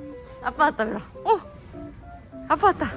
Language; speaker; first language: Korean; native; Korean